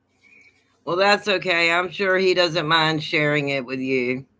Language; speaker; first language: English; native; English